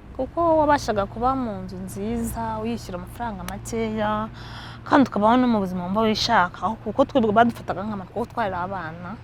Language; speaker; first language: Kinyarwanda; early bilingual, heritage; Kinyarwanda